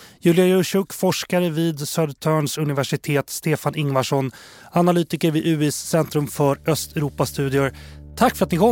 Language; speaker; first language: Swedish; native; Swedish